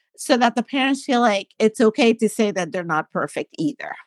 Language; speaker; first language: English; non-native, fluent; Spanish